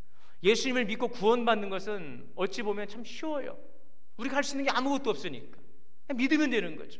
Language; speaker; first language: Korean; native; Korean